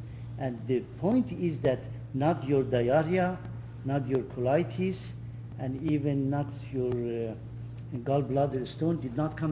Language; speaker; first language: English; non-native, fluent; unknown